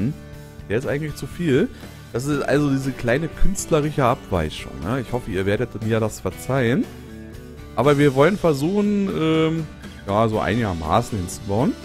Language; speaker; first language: German; native; German